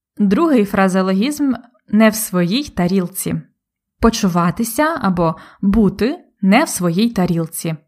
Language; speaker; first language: Ukrainian; native; Ukrainian